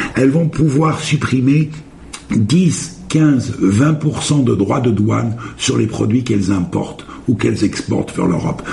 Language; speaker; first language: French; native; French